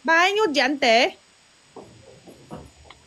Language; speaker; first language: Filipino; non-native, learner; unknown